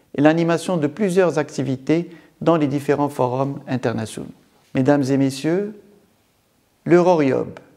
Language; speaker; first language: French; non-native, local second language; Arabic